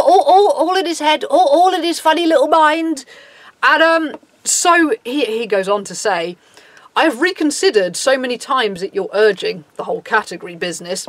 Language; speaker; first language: English; native; English